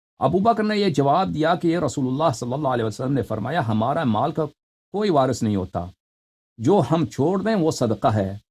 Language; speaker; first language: Urdu; non-native, fluent; Persian